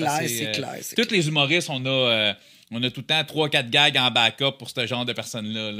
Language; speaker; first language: French; native; French